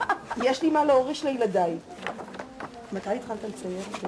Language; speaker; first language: Hebrew; native; Hebrew